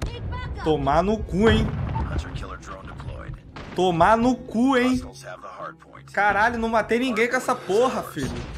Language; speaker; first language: Portuguese; native; Portuguese